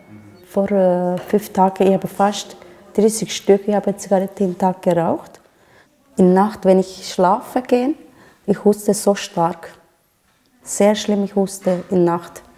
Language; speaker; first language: German; non-native, learner; Turkish